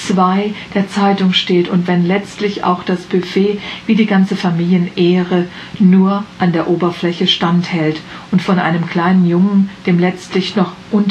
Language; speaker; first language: German; native; German